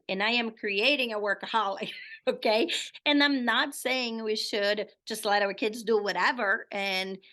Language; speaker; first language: English; non-native, fluent; Portuguese